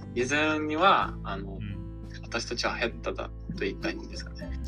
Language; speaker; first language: Japanese; non-native, fluent; Portuguese